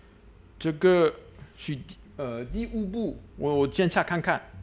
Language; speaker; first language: Chinese; non-native, learner; French